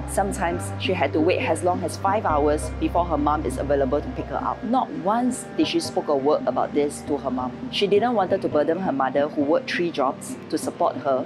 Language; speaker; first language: English; non-native, local second language; Chinese